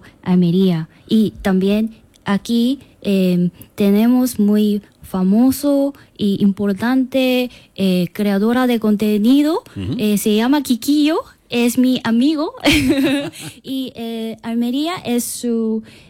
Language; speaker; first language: Spanish; non-native, learner; Korean